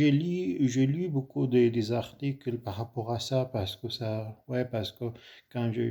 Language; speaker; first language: French; non-native, fluent; Arabic